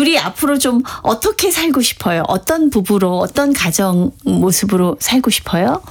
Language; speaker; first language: Korean; native; Korean